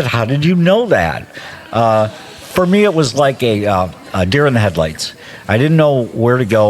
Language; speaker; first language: English; native; English